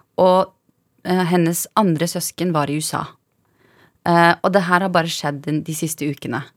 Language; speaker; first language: Norwegian; early bilingual, other home language; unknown